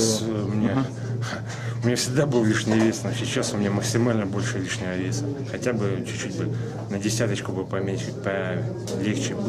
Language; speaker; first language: Russian; native; Russian